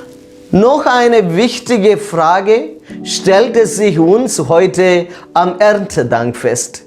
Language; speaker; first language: German; non-native, fluent; Malayalam